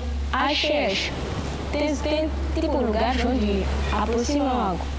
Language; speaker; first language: Portuguese; non-native, local second language; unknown